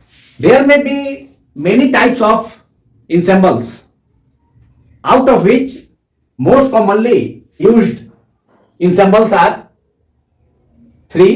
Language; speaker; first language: English; non-native, local second language; Hindi